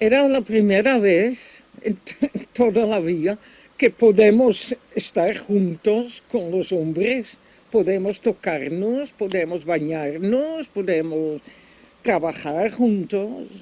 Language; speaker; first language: Spanish; non-native, fluent; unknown